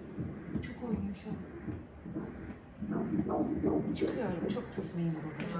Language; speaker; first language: Turkish; non-native, fluent; Arabic